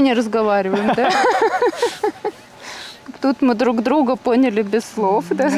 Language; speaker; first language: Russian; native; Russian